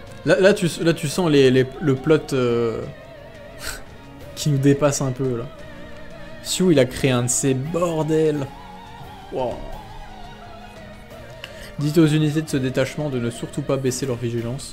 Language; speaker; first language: French; native; French